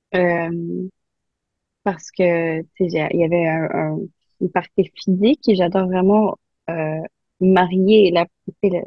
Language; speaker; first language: French; non-native, local second language; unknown